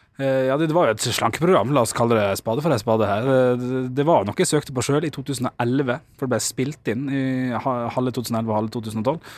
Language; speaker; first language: Norwegian; native; Norwegian